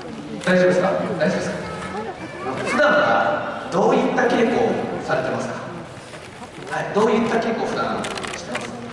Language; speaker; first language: Japanese; native; Japanese